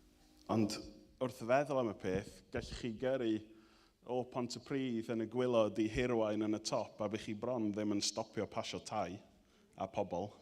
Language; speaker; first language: Welsh; native; Welsh